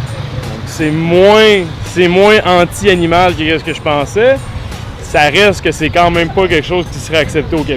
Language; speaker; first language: French; native; French